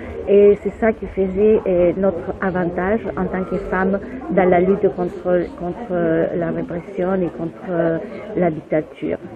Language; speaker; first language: French; non-native, fluent; Spanish